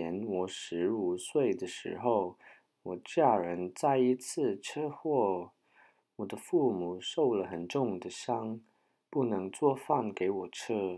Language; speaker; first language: Chinese; non-native, learner; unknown